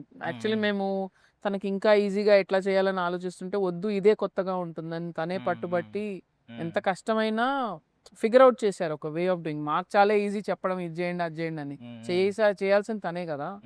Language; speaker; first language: Telugu; native; Telugu